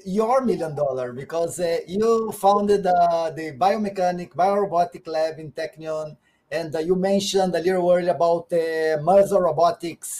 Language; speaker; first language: English; non-native, fluent; Portuguese